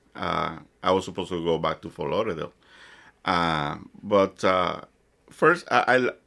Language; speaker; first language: English; non-native, fluent; Spanish